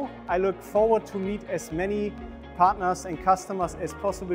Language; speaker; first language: English; non-native, fluent; German